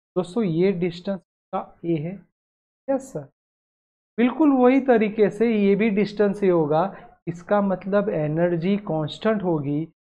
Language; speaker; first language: Hindi; non-native, local second language; Gujarati